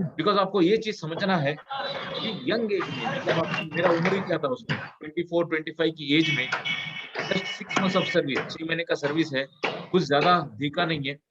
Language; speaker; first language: Hindi; non-native, local second language; Kannada